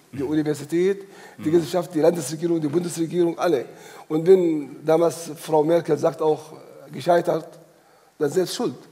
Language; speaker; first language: German; non-native, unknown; Arabic